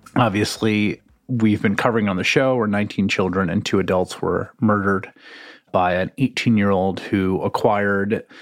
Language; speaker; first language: English; native; English